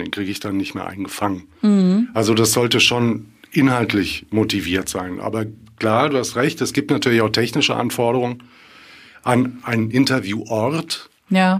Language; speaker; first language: German; native; German